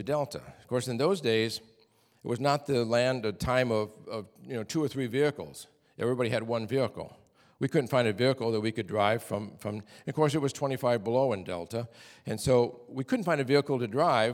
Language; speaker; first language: English; native; English